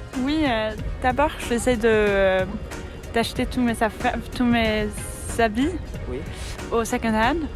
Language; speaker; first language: French; non-native, learner; English